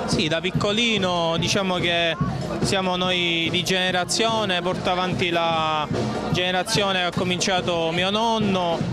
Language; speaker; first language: Italian; native; Italian